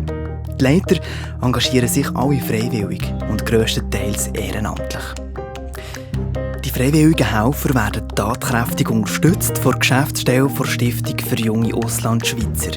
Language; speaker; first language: German; native; German